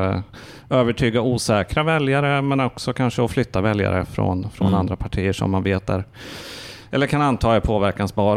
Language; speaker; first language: Swedish; native; Swedish